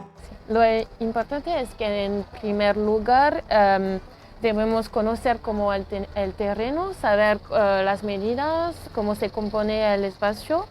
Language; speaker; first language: Spanish; non-native, fluent; French